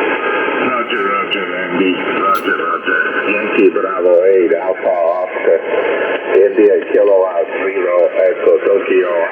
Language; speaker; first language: English; non-native, fluent; Italian